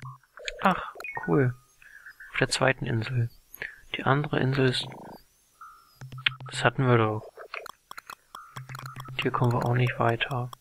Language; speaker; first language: German; native; German